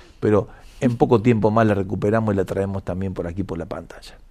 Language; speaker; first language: Spanish; native; Spanish